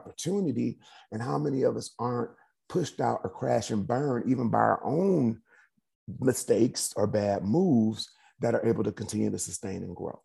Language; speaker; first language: English; native; English